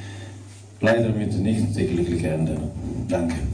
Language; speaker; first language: German; non-native, fluent; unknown